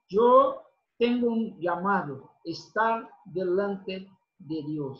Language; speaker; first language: Spanish; non-native, fluent; Portuguese